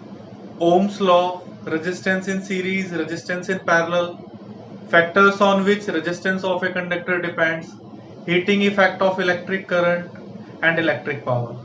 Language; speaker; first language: English; non-native, local second language; Hindi